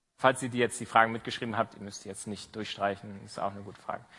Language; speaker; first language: German; native; German